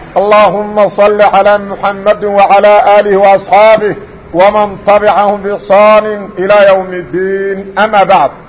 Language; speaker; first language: Arabic; non-native, fluent; Somali